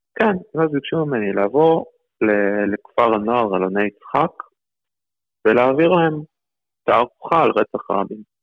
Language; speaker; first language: Hebrew; early bilingual, other home language; Russian